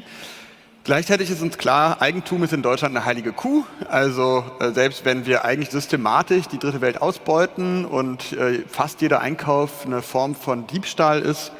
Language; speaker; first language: German; native; German